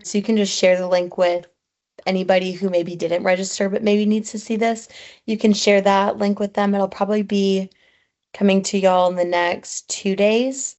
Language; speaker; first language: English; native; English